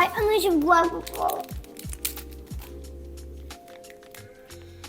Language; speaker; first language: Russian; native; Russian